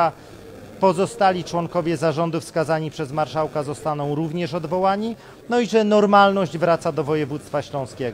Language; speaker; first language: Polish; native; Polish